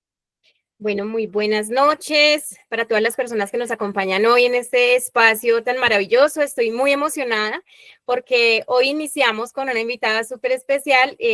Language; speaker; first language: Spanish; native; Spanish